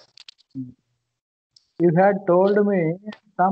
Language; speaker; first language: English; non-native, learner; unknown